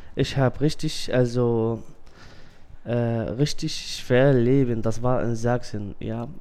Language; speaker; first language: German; non-native, learner; Arabic